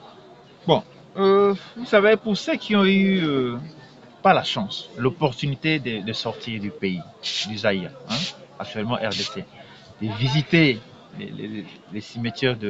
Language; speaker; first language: French; non-native, local second language; Lingala